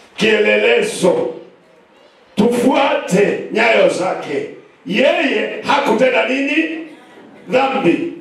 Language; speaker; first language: Swahili; non-native, local second language; Kamba